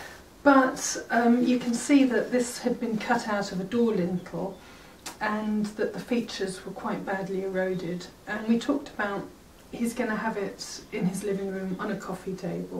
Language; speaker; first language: English; native; English